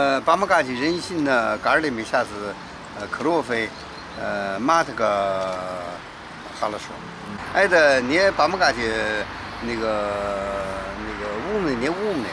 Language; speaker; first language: Russian; non-native, learner; Chinese